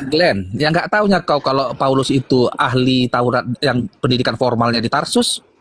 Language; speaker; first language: Indonesian; native; Indonesian